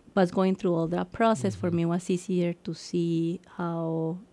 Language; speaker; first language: English; non-native, fluent; Spanish